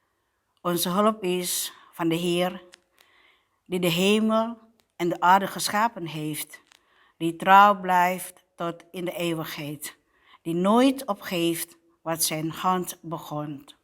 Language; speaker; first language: Dutch; non-native, fluent; Indonesian